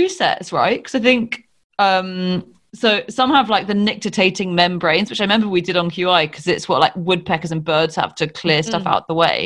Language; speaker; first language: English; native; English